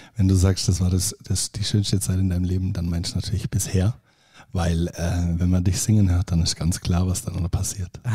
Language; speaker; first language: German; native; German